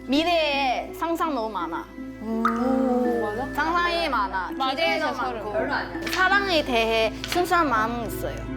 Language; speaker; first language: Korean; non-native, fluent; Chinese